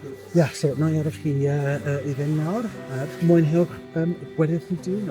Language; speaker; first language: Welsh; non-native, local second language; English